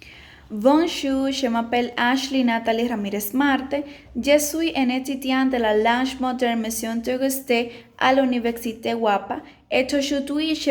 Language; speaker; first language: French; non-native, learner; Spanish